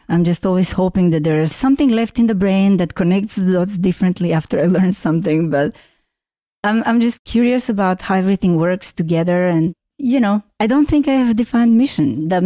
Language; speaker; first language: English; non-native, fluent; Macedonian